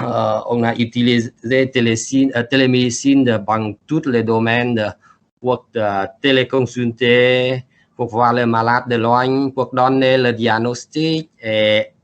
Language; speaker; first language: French; non-native, learner; Vietnamese